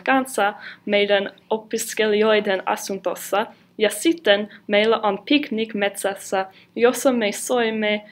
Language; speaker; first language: Finnish; non-native, learner; English